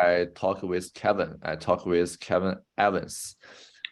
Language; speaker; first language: English; non-native, fluent; Chinese